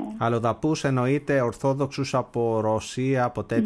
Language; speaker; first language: Greek; native; Greek